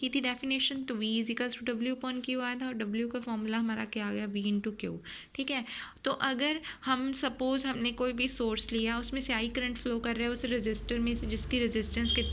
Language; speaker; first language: Hindi; native; Hindi